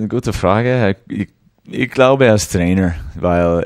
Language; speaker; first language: German; early bilingual, heritage; English